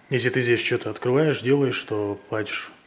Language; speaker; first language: Russian; native; Russian